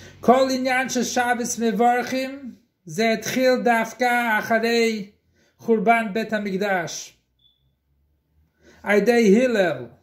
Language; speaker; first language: Hebrew; non-native, fluent; English